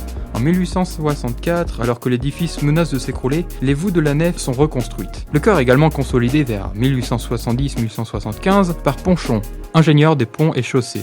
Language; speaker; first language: French; native; French